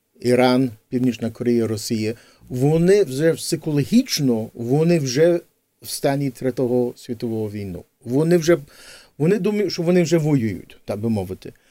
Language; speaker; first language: Ukrainian; early bilingual, heritage; English